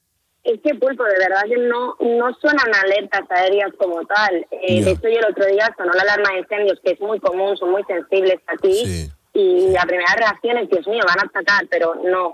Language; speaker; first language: Spanish; native; Spanish